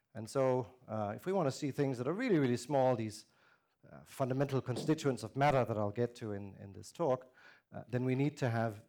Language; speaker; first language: English; non-native, fluent; Danish